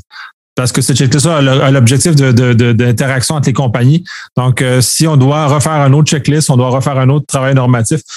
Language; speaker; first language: French; native; French